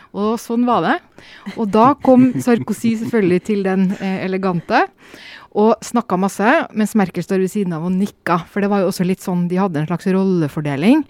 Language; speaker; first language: Norwegian; native; Norwegian